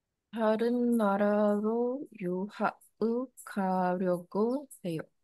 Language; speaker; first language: Korean; non-native, learner; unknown